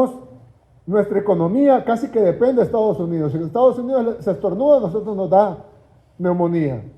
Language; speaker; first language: Spanish; native; Spanish